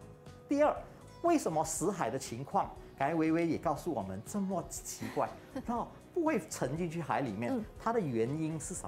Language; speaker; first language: Chinese; native; Chinese